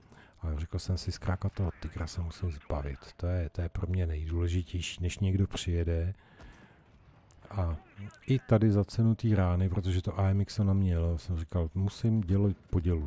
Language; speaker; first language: Czech; native; Czech